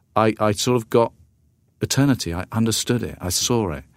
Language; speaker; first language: English; native; English